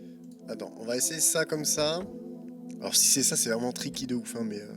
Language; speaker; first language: French; native; French